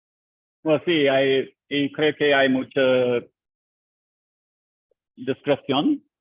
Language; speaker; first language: Spanish; non-native, learner; English